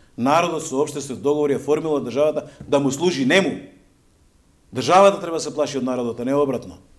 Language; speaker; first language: Macedonian; native; Macedonian